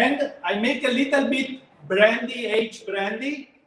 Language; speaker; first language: English; non-native, learner; Italian